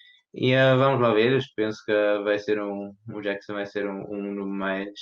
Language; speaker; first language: Portuguese; early bilingual, heritage; Portuguese